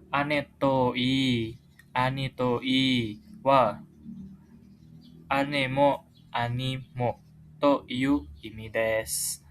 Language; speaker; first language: Japanese; non-native, learner; Indonesian